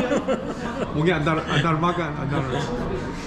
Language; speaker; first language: Indonesian; non-native, learner; Chinese